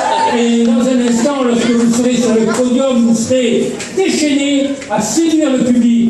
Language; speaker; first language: French; native; French